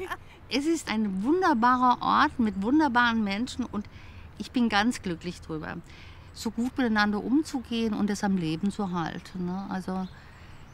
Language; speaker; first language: German; native; German